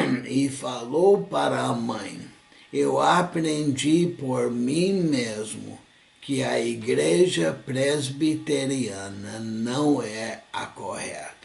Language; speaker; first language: Portuguese; non-native, fluent; English